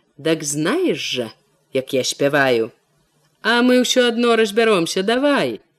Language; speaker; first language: Belarusian; native; Belarusian